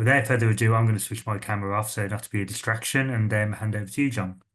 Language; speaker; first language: English; native; English